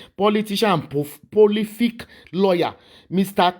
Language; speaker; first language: English; non-native, local second language; Yoruba